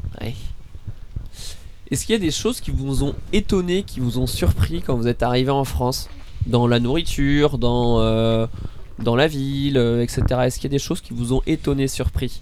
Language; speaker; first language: French; native; French